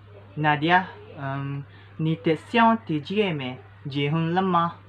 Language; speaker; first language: Chinese; non-native, learner; Malay